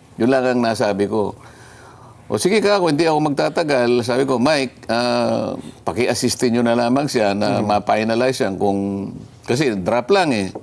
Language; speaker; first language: Filipino; non-native, local second language; Masbatenyo